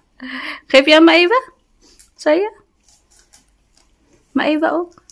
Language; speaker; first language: Dutch; non-native, learner; Filipino